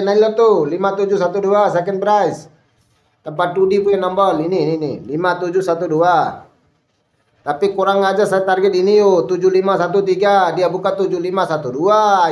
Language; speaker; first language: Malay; non-native, fluent; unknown